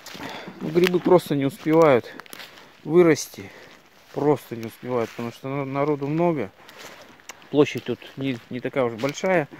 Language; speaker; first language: Russian; native; Russian